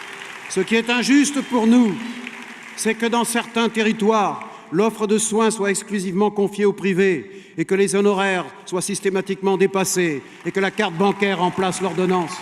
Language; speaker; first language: French; native; French